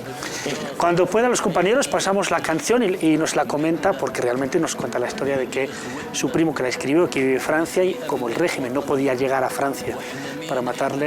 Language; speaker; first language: Spanish; native; Spanish